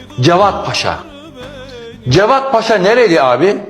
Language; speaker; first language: Turkish; native; Turkish